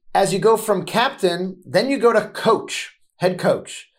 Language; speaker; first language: English; native; English